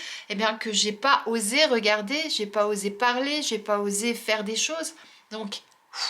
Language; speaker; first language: French; native; French